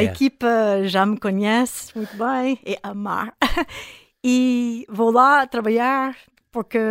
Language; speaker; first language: Portuguese; non-native, fluent; English